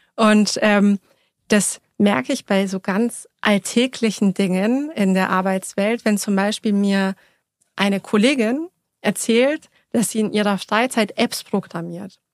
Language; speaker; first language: German; early bilingual, other home language; Persian